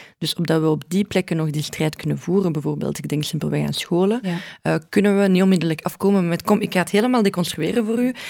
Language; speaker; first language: Dutch; early bilingual, other home language; Arabic